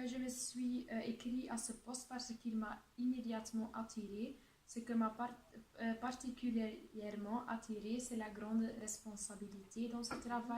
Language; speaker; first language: French; non-native, local second language; Dutch